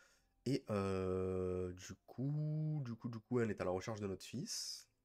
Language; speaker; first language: French; native; French